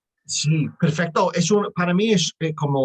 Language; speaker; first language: Spanish; non-native, learner; English